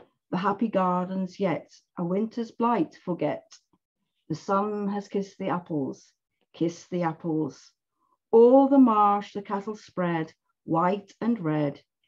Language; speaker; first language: English; native; English